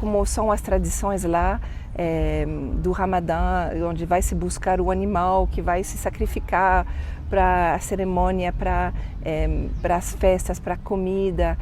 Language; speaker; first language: Portuguese; non-native, fluent; French